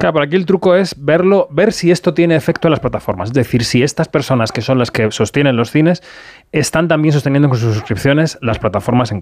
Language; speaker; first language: Spanish; native; Spanish